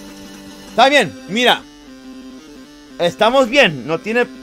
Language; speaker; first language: Spanish; native; Spanish